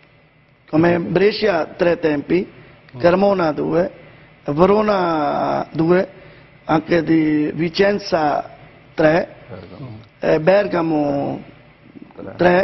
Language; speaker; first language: Italian; non-native, learner; Punjabi